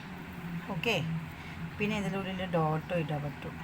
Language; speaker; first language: Malayalam; non-native, fluent; Hindi